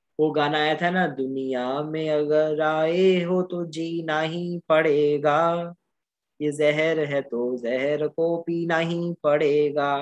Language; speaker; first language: Hindi; native; Hindi